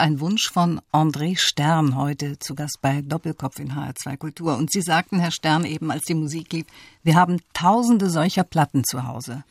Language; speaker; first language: German; native; German